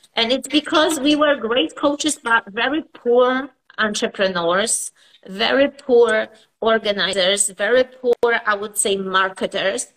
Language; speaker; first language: English; non-native, fluent; Polish